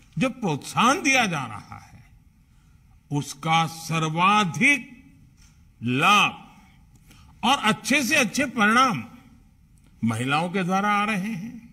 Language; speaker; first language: Hindi; non-native, local second language; Gujarati